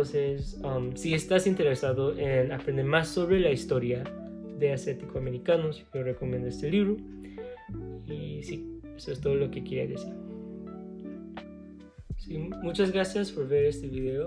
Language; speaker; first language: Spanish; non-native, learner; English